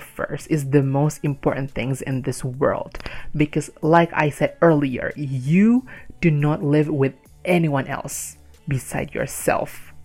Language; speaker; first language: English; non-native, fluent; Indonesian